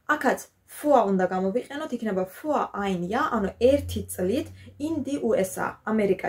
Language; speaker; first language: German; non-native, fluent; Georgian